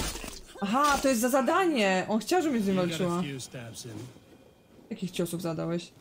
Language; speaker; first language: Polish; native; Polish